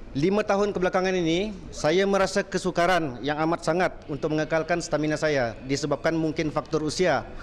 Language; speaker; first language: Malay; native; Malay